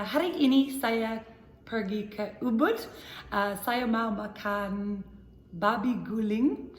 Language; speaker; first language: Indonesian; non-native, learner; English